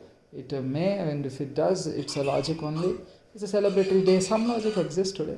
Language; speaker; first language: English; non-native, local second language; Hindi